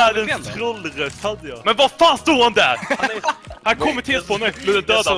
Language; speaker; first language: Swedish; native; Swedish